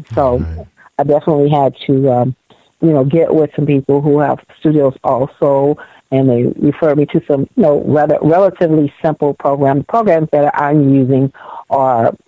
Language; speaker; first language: English; native; English